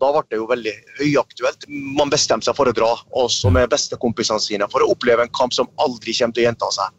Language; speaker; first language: Norwegian; early bilingual, other home language; Arabic